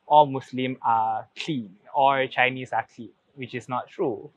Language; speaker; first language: English; non-native, local second language; Malay